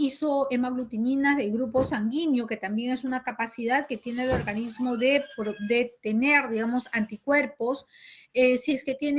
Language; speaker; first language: Spanish; native; Spanish